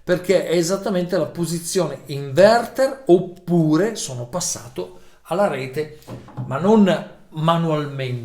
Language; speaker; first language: Italian; native; Italian